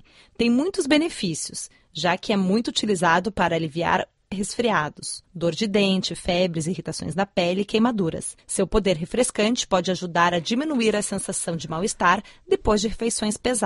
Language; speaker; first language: Portuguese; native; Portuguese